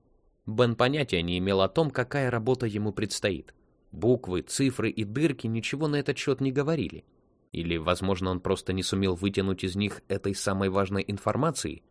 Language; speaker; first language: Russian; native; Russian